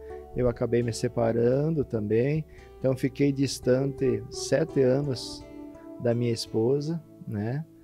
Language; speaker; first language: Portuguese; native; Portuguese